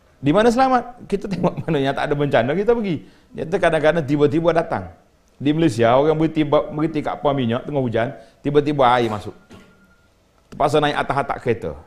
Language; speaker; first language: Malay; native; Malay